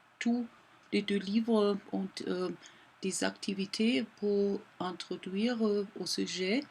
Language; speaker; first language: French; non-native, fluent; German